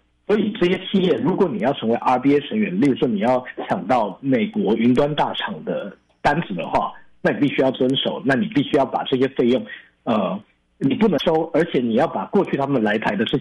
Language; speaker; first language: Chinese; native; Chinese